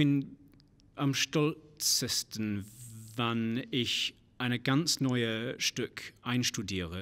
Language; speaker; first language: German; non-native, fluent; English